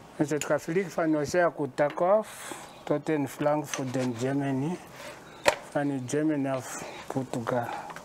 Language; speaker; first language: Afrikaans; non-native, local second language; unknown